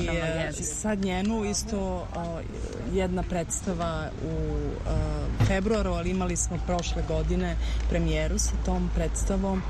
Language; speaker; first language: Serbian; early bilingual, heritage; Romany